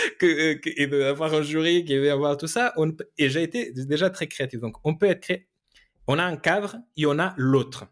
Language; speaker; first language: French; non-native, fluent; Portuguese